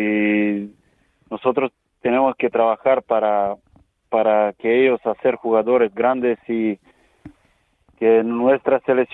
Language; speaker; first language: Spanish; non-native, learner; Serbian